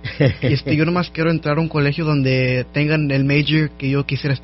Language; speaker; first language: Spanish; early bilingual, heritage; Spanish